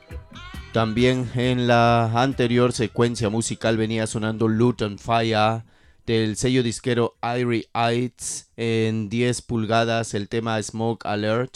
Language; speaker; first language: Spanish; native; Spanish